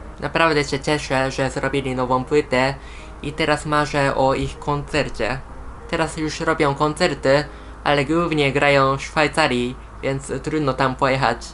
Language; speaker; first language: Polish; non-native, fluent; Japanese